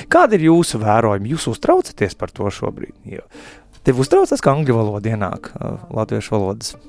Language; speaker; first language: Latvian; native; Latvian